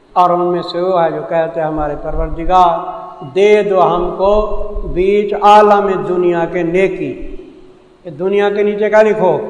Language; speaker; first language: Urdu; non-native, local second language; Saraiki